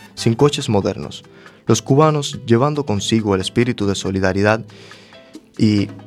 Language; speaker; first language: Spanish; native; Spanish